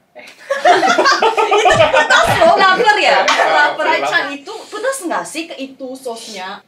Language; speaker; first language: Indonesian; non-native, fluent; Korean